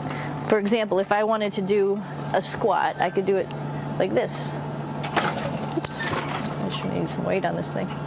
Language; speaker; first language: English; native; English